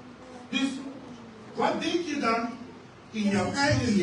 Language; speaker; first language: Dutch; non-native, fluent; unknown